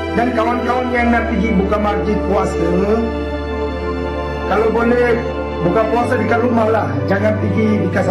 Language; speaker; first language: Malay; non-native, fluent; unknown